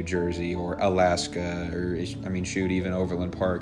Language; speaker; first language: English; native; English